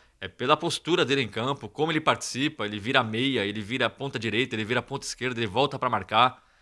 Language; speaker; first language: Portuguese; native; Portuguese